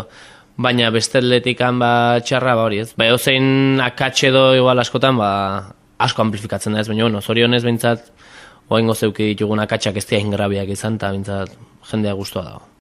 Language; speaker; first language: Basque; native; Basque